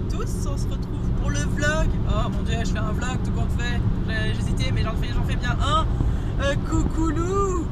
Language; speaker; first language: French; native; French